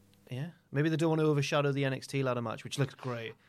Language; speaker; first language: English; native; English